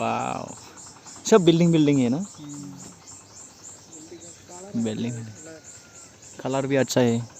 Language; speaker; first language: Hindi; non-native, local second language; Assamese